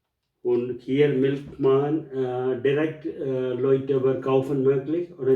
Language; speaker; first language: German; non-native, learner; Tamil